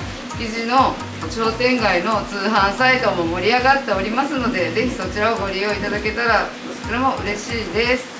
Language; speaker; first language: Japanese; native; Japanese